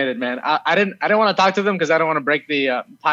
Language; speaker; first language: English; early bilingual, other home language; Arabic